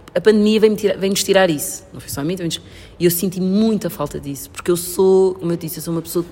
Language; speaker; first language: Portuguese; native; Portuguese